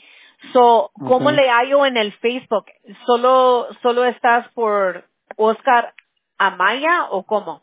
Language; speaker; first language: Spanish; non-native, local second language; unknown